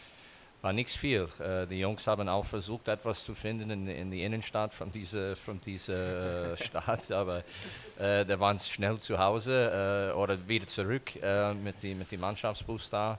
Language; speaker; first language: German; non-native, fluent; English